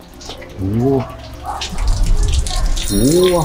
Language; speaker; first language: Japanese; native; Japanese